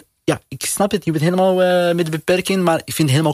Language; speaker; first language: Dutch; non-native, fluent; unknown